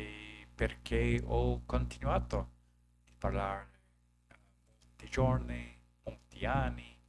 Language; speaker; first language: Italian; non-native, learner; English